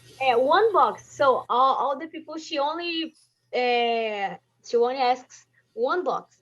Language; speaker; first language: English; non-native, learner; Portuguese